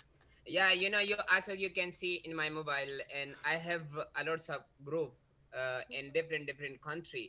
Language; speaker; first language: English; non-native, learner; Pashto